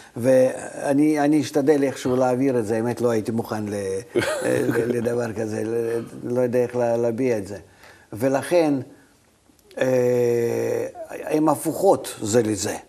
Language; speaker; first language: Hebrew; non-native, fluent; Russian